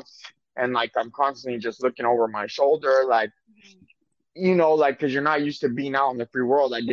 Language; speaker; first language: English; native; English